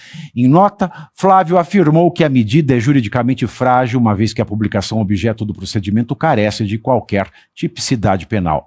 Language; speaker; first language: Portuguese; native; Portuguese